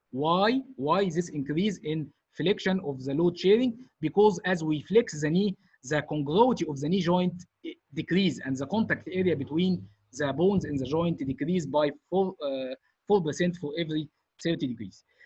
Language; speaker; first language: English; non-native, fluent; Arabic